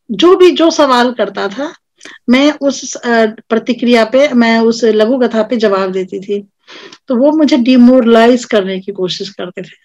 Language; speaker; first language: Hindi; non-native, local second language; Maithili